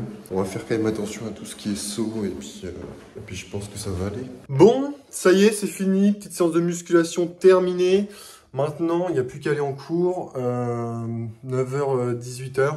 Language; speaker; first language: French; native; French